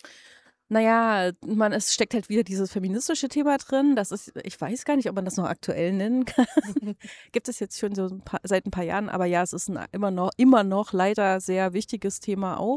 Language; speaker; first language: German; native; German